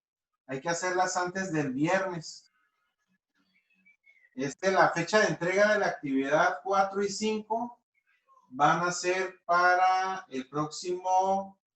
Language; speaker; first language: Spanish; native; Spanish